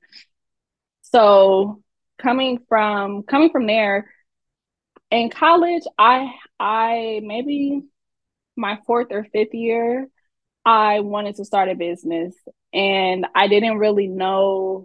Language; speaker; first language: English; native; English